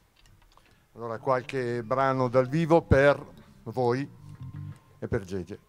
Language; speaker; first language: Italian; native; Italian